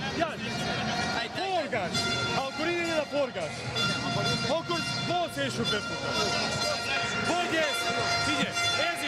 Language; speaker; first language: Hungarian; non-native, learner; Serbian